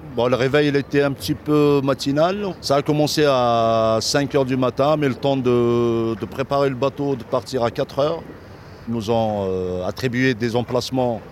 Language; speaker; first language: French; non-native, fluent; German